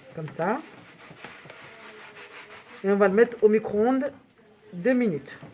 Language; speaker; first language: French; native; French